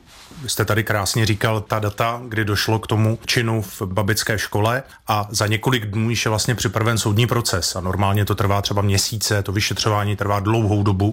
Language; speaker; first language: Czech; native; Czech